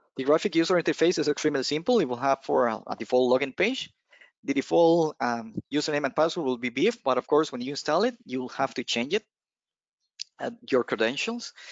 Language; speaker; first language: English; non-native, fluent; Spanish